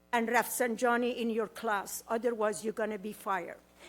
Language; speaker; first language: English; non-native, learner; Persian